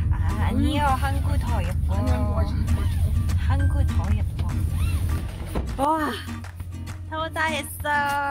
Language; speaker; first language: Korean; non-native, learner; Cantonese